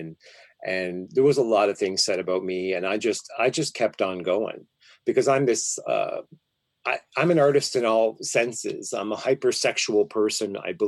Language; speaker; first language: English; native; English